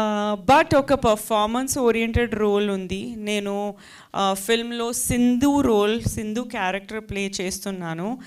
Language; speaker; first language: Telugu; non-native, fluent; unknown